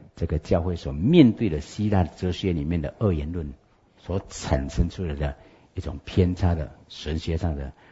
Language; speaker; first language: Chinese; native; Chinese